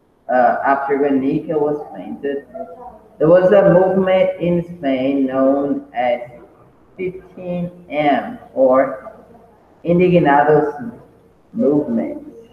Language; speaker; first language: English; non-native, fluent; Portuguese